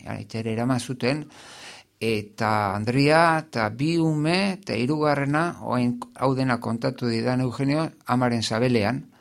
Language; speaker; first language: Basque; native; Basque